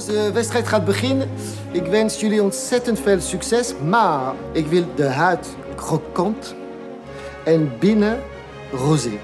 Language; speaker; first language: Dutch; non-native, fluent; French